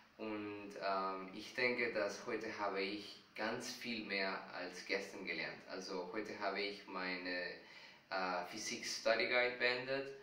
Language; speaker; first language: German; non-native, fluent; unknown